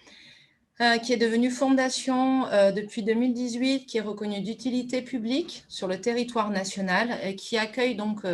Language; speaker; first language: French; native; French